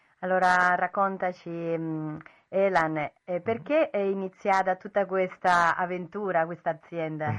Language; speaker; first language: Italian; non-native, fluent; Spanish